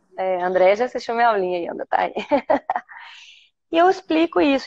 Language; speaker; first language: Portuguese; native; Portuguese